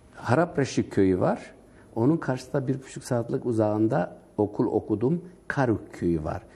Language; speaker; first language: Turkish; non-native, local second language; Kurdish